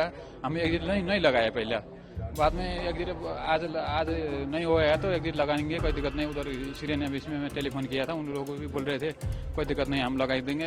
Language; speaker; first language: Hindi; non-native, fluent; Nepali